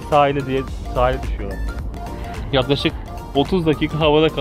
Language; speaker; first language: Turkish; native; Turkish